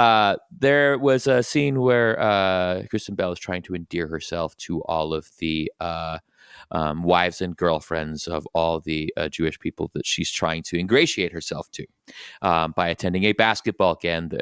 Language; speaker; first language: English; native; English